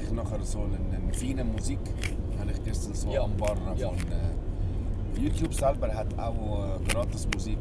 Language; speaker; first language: German; non-native, learner; Arabic